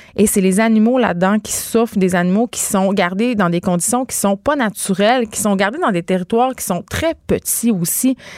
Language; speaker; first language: French; native; French